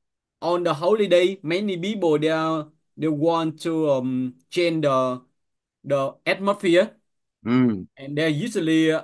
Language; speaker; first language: English; non-native, learner; Vietnamese